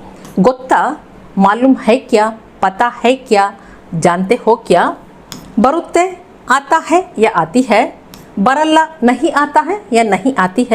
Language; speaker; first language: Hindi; non-native, local second language; Kannada